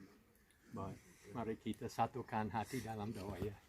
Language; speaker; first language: Indonesian; non-native, fluent; English